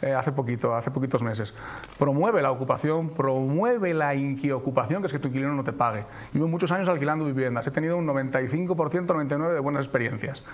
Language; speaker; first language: Spanish; native; Spanish